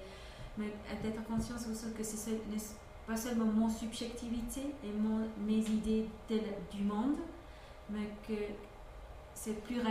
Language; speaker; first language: French; non-native, fluent; English